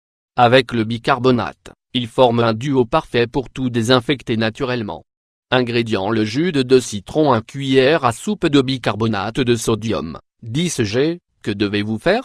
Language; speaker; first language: French; native; French